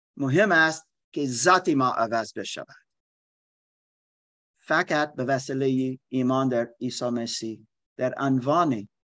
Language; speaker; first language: Persian; non-native, learner; German